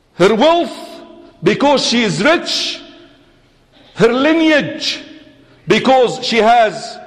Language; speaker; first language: English; non-native, fluent; Arabic